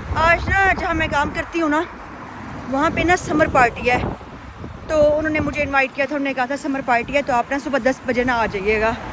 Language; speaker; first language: Urdu; native; Urdu